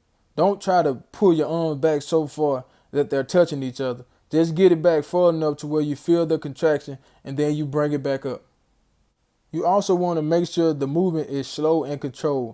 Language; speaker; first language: English; native; English